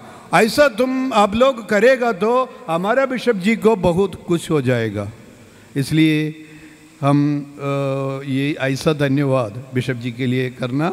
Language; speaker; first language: Hindi; non-native, local second language; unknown